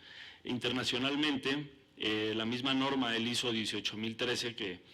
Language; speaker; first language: Spanish; native; Spanish